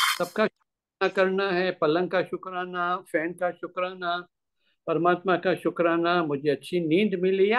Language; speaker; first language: Hindi; native; Hindi